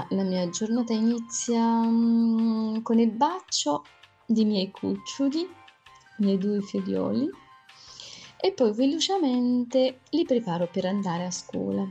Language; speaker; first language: Italian; non-native, fluent; Arabic